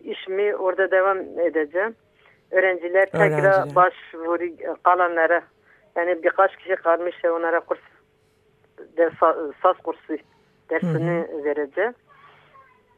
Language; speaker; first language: Turkish; non-native, local second language; Kurdish